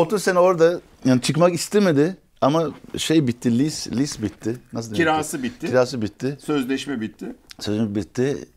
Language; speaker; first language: Turkish; early bilingual, heritage; Turkish